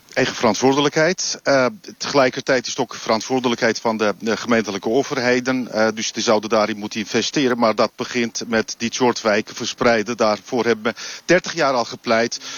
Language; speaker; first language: Dutch; non-native, fluent; Turkish